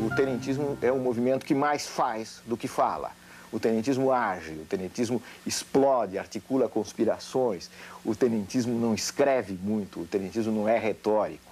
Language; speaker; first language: Portuguese; native; Portuguese